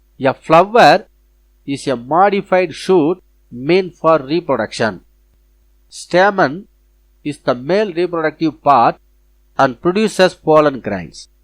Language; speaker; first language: English; non-native, local second language; Tamil